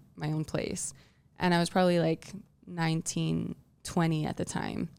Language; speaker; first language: English; early bilingual, other home language; Tongan